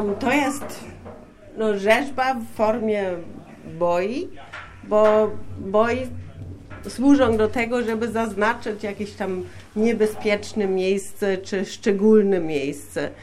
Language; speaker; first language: Polish; non-native, fluent; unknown